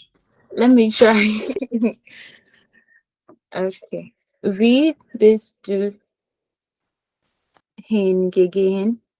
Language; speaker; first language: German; non-native, learner; Filipino